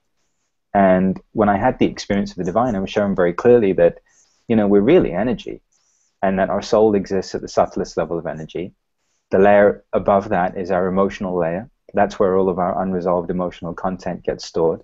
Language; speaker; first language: English; native; English